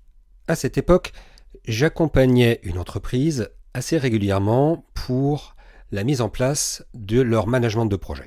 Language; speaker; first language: French; native; French